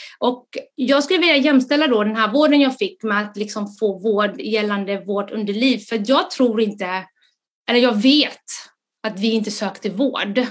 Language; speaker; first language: Swedish; early bilingual, other home language; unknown